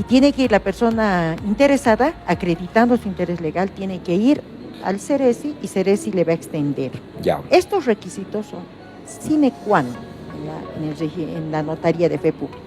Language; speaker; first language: Spanish; native; Spanish